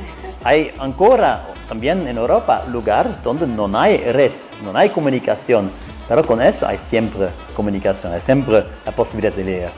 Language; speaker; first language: Spanish; non-native, fluent; Italian